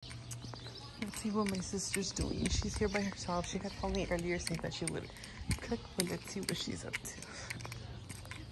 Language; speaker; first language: English; early bilingual, other home language; Spanish